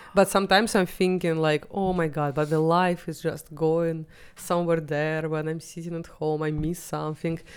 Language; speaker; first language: English; non-native, fluent; Russian